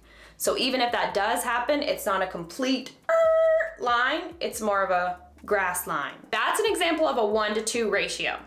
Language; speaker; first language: English; native; English